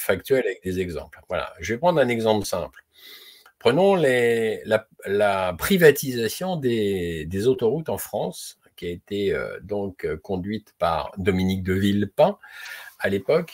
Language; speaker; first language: French; native; French